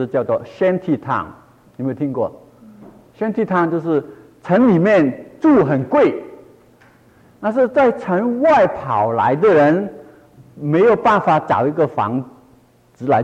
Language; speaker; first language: Chinese; non-native, local second language; Cantonese